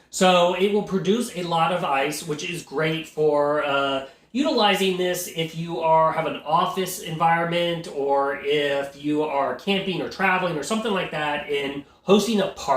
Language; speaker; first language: English; native; English